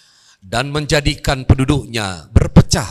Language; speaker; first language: Indonesian; native; Indonesian